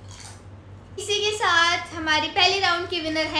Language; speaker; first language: Hindi; native; Hindi